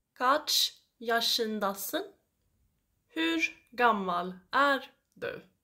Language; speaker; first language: Turkish; non-native, learner; Swedish